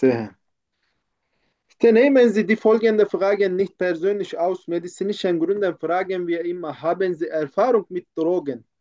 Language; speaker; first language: German; non-native, learner; Turkish